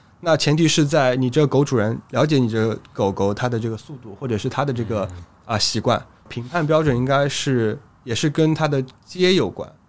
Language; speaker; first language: Chinese; native; Chinese